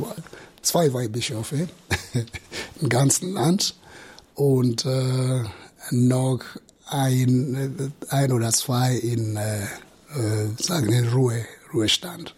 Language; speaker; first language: German; non-native, fluent; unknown